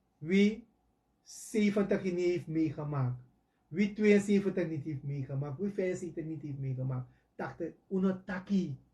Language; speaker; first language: Dutch; native; Dutch